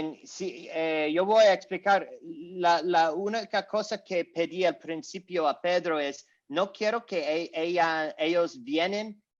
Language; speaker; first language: Spanish; non-native, learner; English